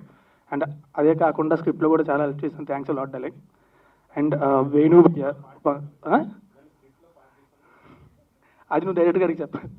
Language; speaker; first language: Telugu; native; Telugu